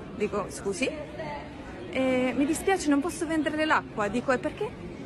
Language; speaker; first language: Italian; non-native, fluent; Russian